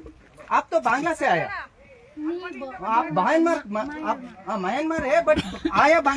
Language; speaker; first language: Hindi; non-native, local second language; Kannada